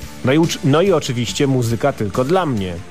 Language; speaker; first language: Polish; native; Polish